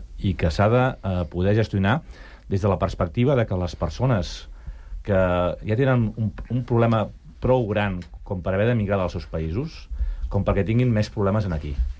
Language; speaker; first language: Catalan; native; Catalan